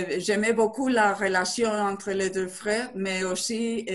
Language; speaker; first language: French; non-native, learner; Spanish